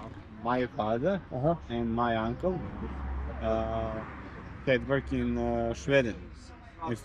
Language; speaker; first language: English; non-native, learner; Serbian